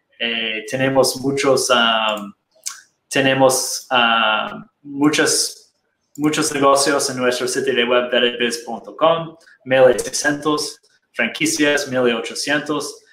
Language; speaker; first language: Spanish; non-native, fluent; Portuguese